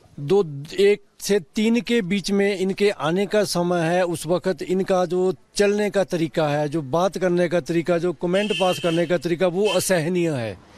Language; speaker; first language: Hindi; native; Hindi